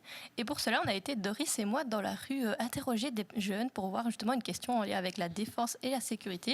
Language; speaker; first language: French; native; French